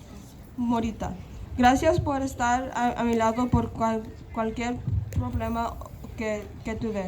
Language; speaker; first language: Spanish; non-native, local second language; English